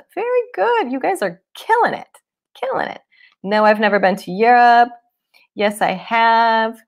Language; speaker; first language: Portuguese; non-native, fluent; English